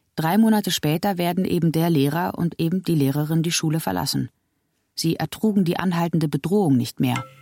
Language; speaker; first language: German; native; German